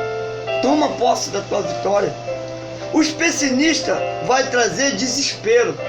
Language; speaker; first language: Portuguese; native; Portuguese